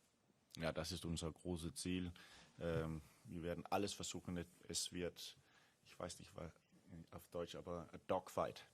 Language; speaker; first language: German; non-native, learner; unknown